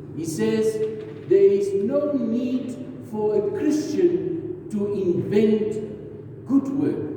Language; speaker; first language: English; non-native, local second language; Afrikaans